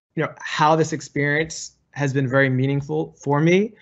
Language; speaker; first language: English; native; English